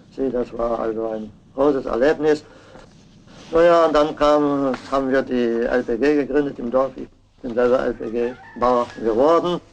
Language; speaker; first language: German; non-native, local second language; Upper Sorbian